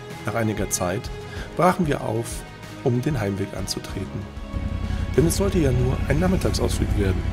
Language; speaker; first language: German; native; German